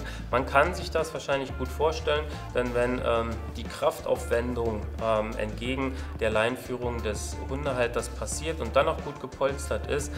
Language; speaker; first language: German; native; German